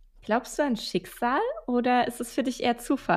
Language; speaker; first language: German; native; German